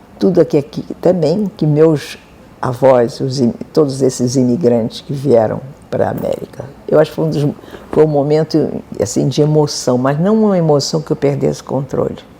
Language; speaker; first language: Portuguese; native; Portuguese